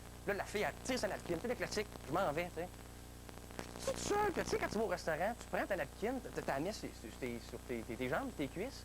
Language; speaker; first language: French; native; French